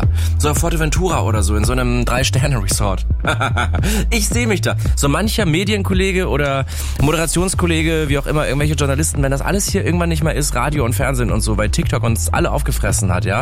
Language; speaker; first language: German; native; German